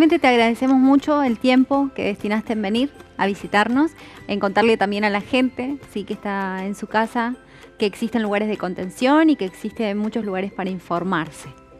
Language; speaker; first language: Spanish; native; Spanish